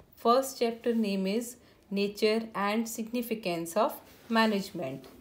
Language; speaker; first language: English; non-native, local second language; Punjabi